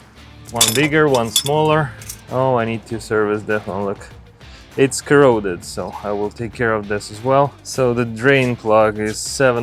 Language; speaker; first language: English; non-native, fluent; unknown